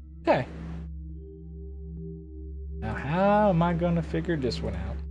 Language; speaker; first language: English; native; English